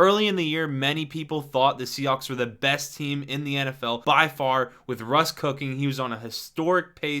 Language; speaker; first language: English; native; English